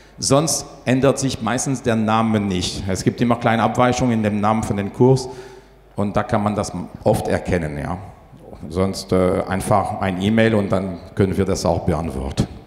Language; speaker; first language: German; non-native, fluent; French